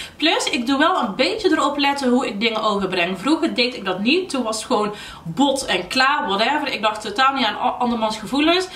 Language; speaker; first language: Dutch; early bilingual, other home language; Arabic